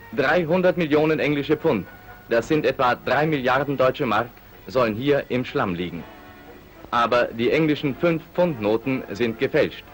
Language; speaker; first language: German; native; German